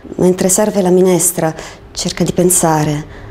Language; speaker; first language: Italian; native; Italian